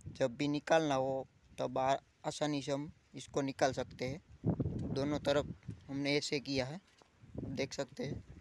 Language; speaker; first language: Hindi; non-native, local second language; Gujarati